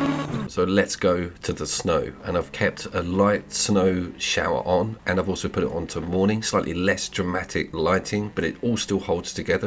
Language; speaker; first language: English; native; English